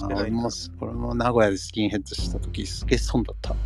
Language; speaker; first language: Japanese; non-native, fluent; English